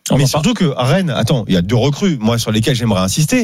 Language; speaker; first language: French; native; French